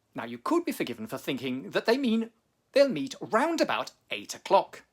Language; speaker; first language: English; native; English